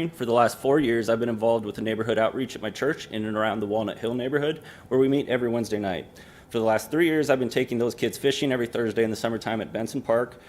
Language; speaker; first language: English; native; English